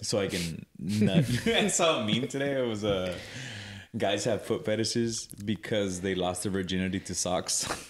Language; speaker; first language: English; early bilingual, other home language; Spanish